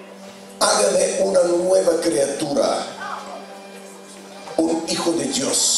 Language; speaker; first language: Spanish; non-native, fluent; Bulgarian